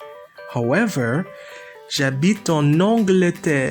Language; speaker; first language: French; non-native, fluent; English